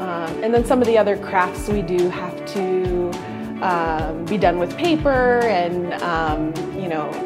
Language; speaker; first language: English; native; English